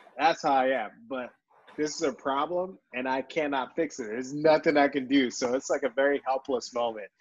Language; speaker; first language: English; early bilingual, other home language; Yoruba